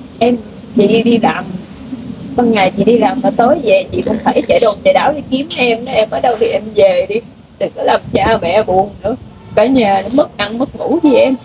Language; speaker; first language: Vietnamese; non-native, local second language; Khmer